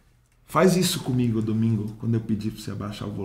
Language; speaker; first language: Portuguese; native; Portuguese